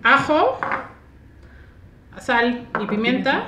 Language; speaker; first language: Spanish; native; Spanish